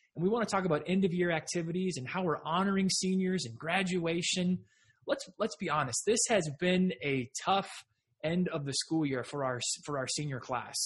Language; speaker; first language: English; native; English